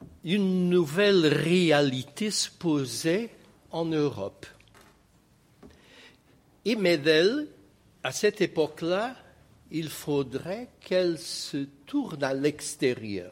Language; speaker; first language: French; non-native, fluent; Portuguese